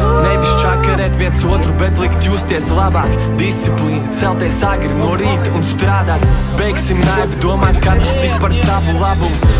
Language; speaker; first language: Latvian; native; Latvian